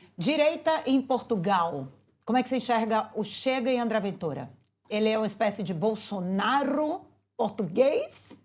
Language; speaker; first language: Portuguese; native; Portuguese